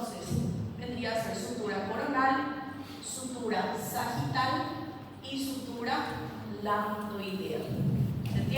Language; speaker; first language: Spanish; native; Spanish